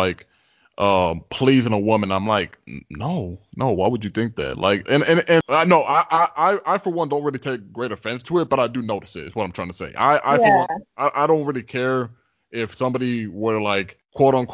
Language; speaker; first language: English; native; English